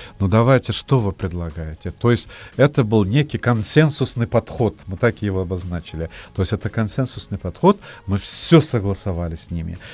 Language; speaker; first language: Russian; non-native, local second language; Tatar